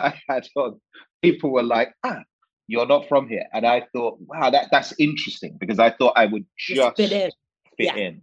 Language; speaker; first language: English; native; English